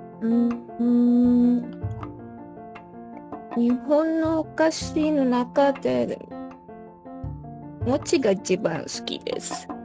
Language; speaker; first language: Japanese; non-native, learner; Malay